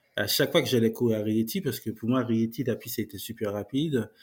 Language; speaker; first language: French; native; French